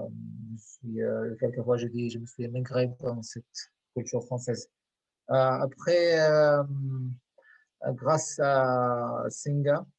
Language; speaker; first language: French; non-native, fluent; Arabic